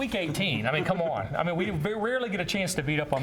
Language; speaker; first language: English; native; English